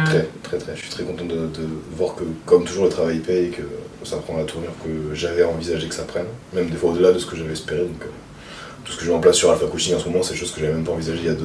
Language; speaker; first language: French; native; French